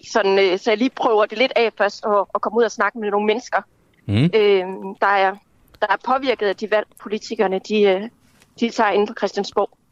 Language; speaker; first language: Danish; native; Danish